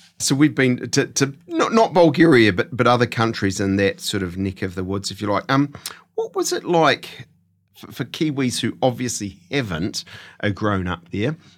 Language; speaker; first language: English; native; English